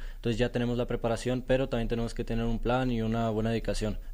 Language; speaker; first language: Spanish; native; Spanish